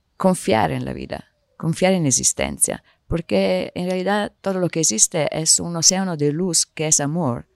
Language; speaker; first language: Spanish; non-native, fluent; Italian